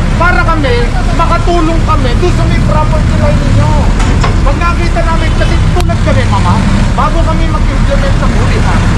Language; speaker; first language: Filipino; native; Filipino